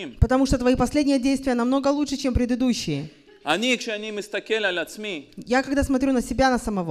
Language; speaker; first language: Russian; native; Russian